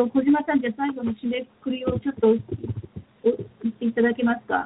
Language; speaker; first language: Japanese; native; Japanese